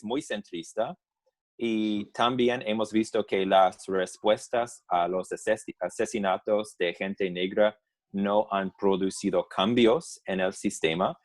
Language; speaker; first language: Spanish; non-native, fluent; English